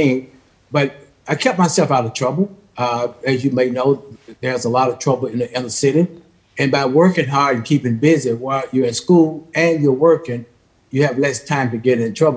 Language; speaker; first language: English; native; English